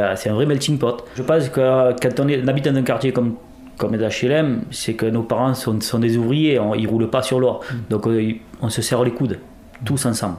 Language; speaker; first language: French; native; French